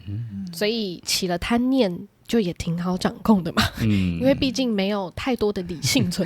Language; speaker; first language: Chinese; native; Chinese